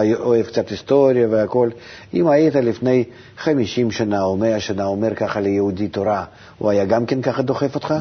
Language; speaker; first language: Hebrew; non-native, fluent; Russian